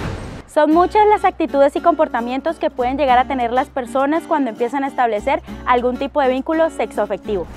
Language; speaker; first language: Spanish; native; Spanish